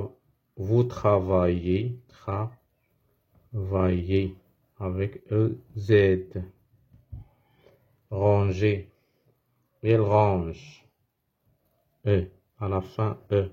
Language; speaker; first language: French; non-native, fluent; Arabic